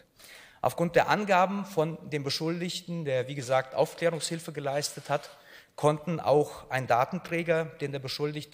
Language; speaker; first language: German; native; German